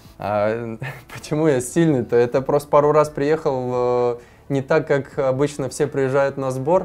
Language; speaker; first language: Russian; native; Russian